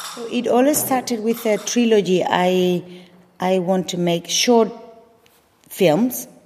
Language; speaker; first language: English; non-native, fluent; Spanish